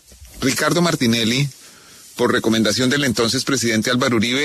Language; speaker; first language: Spanish; native; Spanish